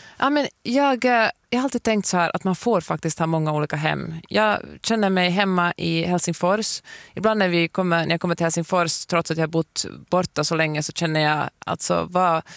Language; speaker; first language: Swedish; native; Swedish